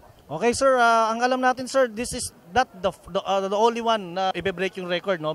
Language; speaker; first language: Filipino; native; Filipino